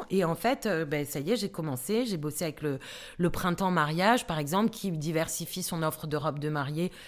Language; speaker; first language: French; native; French